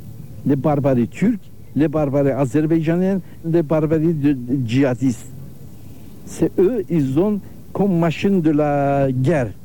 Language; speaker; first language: French; non-native, learner; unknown